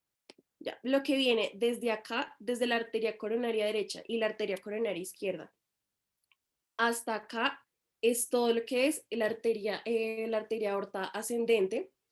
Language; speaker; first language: Spanish; native; Spanish